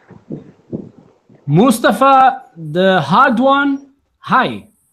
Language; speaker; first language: English; non-native, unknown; Italian